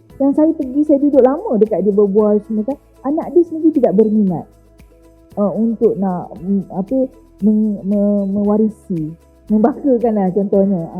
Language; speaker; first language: Malay; native; Malay